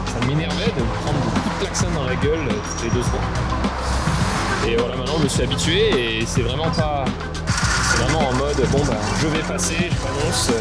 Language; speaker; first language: French; native; French